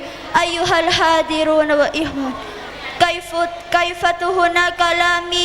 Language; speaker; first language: Arabic; non-native, learner; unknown